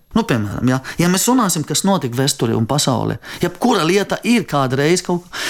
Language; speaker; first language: Latvian; non-native, fluent; Arabic